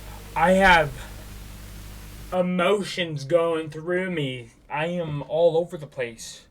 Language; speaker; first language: English; native; English